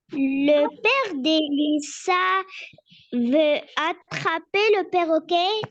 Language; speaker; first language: French; non-native, learner; Arabic